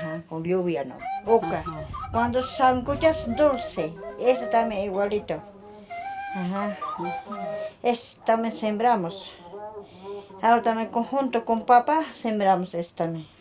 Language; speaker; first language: Spanish; non-native, local second language; Quechua